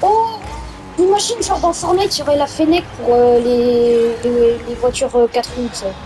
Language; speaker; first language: French; native; French